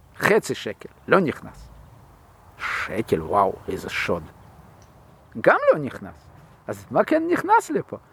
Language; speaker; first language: Hebrew; non-native, fluent; Russian